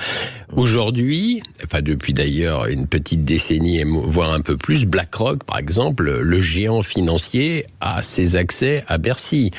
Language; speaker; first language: French; native; French